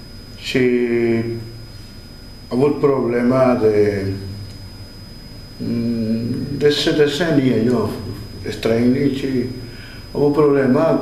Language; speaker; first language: Romanian; non-native, learner; Spanish